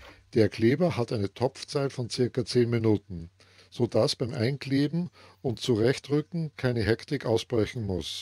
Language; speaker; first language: German; native; German